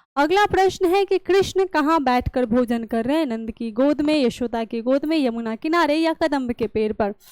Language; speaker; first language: Hindi; native; Hindi